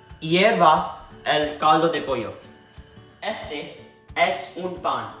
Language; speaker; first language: Spanish; non-native, learner; English